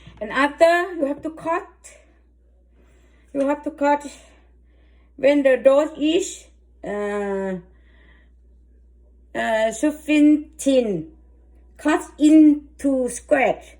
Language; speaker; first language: English; non-native, learner; Thai